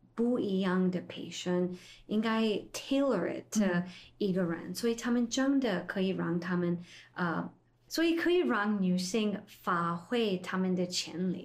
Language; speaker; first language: Chinese; non-native, fluent; English